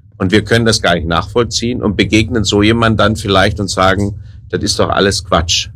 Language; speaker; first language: German; native; German